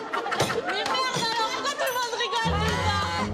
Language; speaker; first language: French; native; French